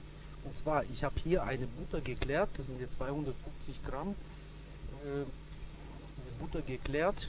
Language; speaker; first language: German; native; German